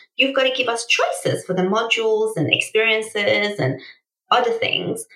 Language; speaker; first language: English; early bilingual, other home language; Persian